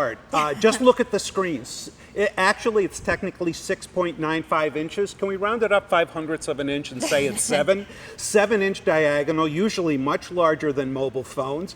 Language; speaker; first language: English; native; English